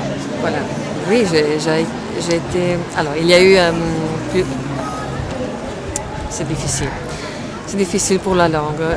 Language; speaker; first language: French; non-native, fluent; Italian